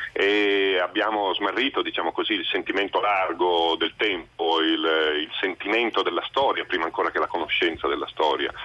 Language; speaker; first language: Italian; native; Italian